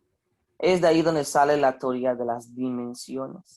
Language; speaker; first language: Spanish; native; Spanish